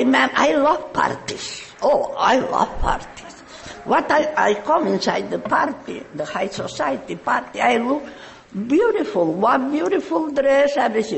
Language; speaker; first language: English; non-native, learner; Catalan